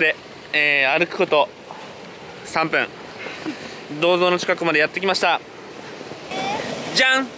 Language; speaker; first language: Japanese; native; Japanese